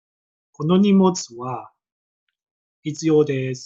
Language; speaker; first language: Japanese; non-native, learner; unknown